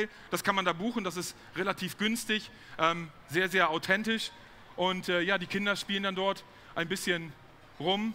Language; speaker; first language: German; native; German